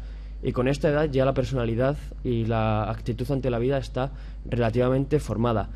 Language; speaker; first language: Spanish; native; Spanish